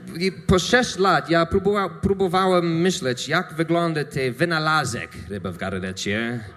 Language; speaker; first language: Polish; non-native, learner; English